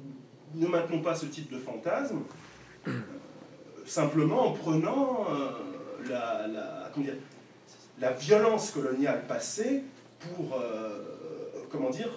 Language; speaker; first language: French; native; French